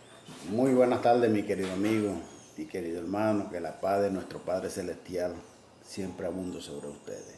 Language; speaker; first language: Spanish; native; Spanish